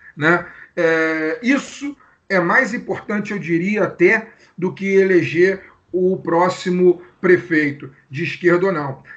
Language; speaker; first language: Portuguese; native; Portuguese